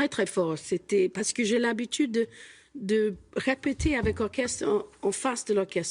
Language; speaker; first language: French; non-native, fluent; English